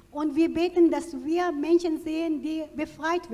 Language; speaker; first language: German; non-native, fluent; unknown